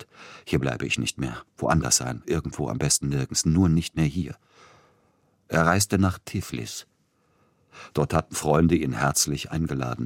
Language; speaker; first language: German; native; German